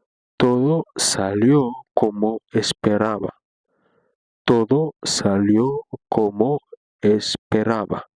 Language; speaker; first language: Spanish; non-native, fluent; Haitian Creole